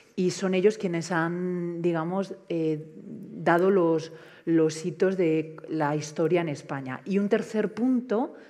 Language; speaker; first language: Spanish; native; Spanish